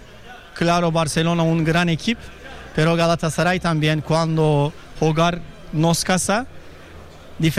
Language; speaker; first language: Spanish; non-native, learner; Turkish